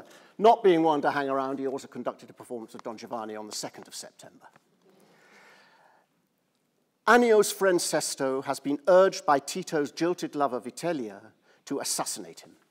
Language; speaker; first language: English; native; English